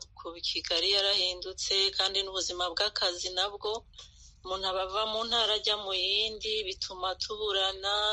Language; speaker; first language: Kinyarwanda; native; Kinyarwanda